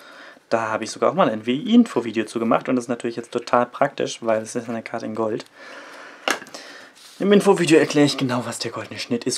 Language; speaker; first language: German; native; German